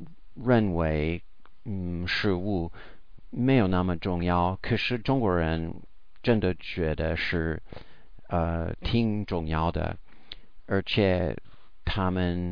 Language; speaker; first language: Chinese; non-native, learner; English